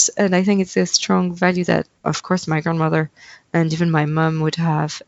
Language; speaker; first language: English; non-native, fluent; French